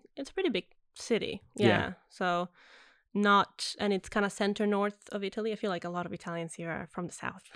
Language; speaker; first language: English; non-native, fluent; Italian